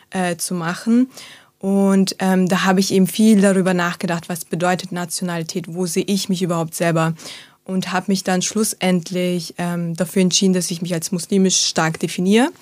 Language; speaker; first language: German; early bilingual, other home language; Turkish